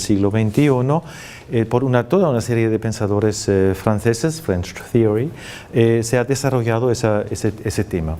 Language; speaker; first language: Spanish; non-native, fluent; German